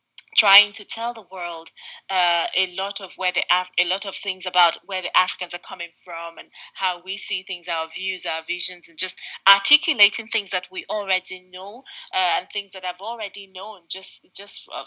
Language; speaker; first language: English; non-native, local second language; Igbo